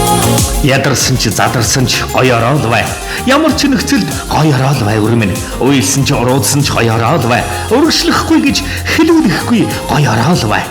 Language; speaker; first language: Mongolian; native; Mongolian